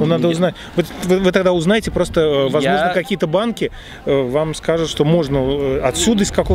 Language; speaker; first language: Russian; native; Russian